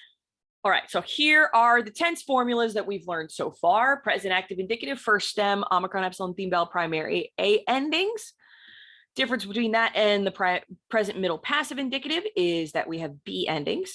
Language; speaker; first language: English; native; English